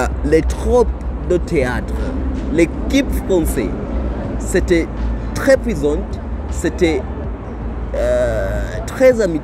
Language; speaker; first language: French; non-native, learner; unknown